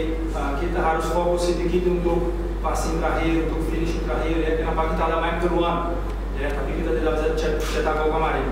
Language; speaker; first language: Indonesian; non-native, learner; Portuguese